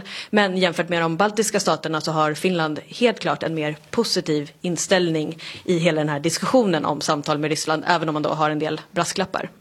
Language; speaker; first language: Swedish; native; Swedish